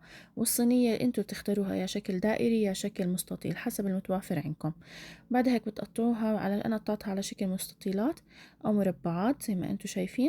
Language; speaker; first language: Arabic; native; Arabic